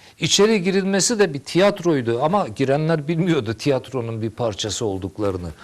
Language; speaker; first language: Turkish; native; Turkish